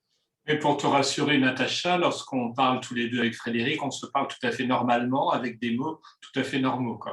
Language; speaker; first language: French; native; French